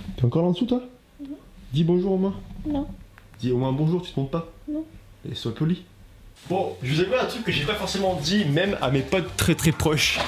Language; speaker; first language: French; native; French